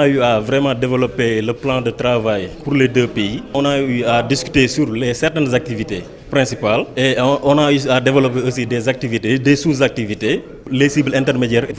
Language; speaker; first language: French; non-native, local second language; Wolof